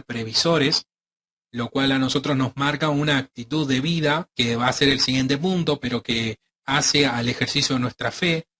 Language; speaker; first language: Spanish; native; Spanish